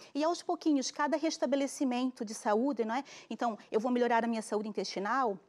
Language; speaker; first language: Portuguese; native; Portuguese